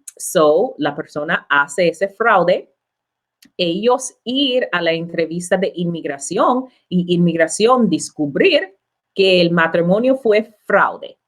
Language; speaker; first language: Spanish; non-native, learner; English